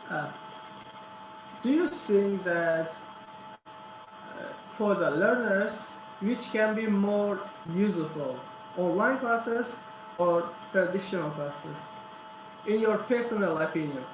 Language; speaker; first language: English; non-native, learner; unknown